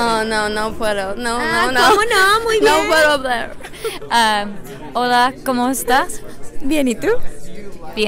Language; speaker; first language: Spanish; non-native, learner; English